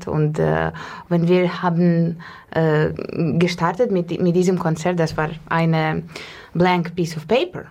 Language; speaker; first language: German; non-native, learner; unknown